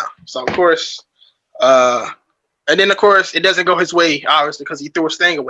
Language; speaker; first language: English; native; English